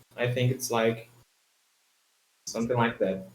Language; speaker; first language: English; non-native, learner; Portuguese